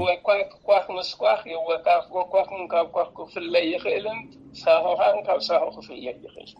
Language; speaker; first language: Tigrinya; non-native, local second language; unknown